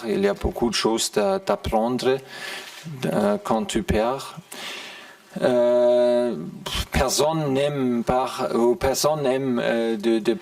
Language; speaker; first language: French; non-native, fluent; German